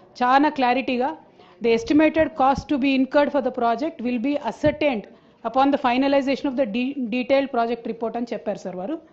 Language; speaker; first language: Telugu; native; Telugu